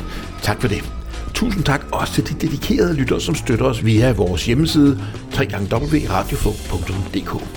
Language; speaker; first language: Danish; native; Danish